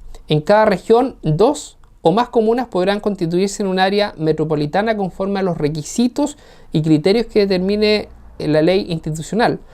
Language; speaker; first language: Spanish; native; Spanish